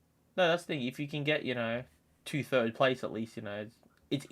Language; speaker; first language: English; native; English